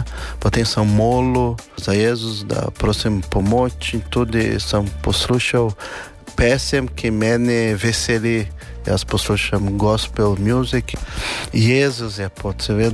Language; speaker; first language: Slovenian; non-native, fluent; Portuguese